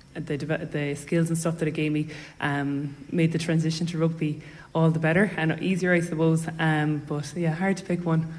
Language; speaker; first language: English; native; English